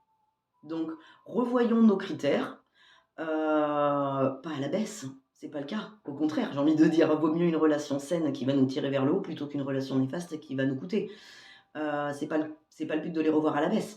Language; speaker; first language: French; native; French